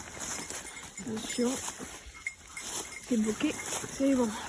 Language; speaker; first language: French; native; French